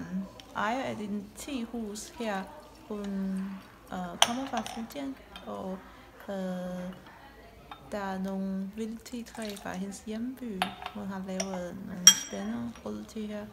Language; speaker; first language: Danish; non-native, fluent; Chinese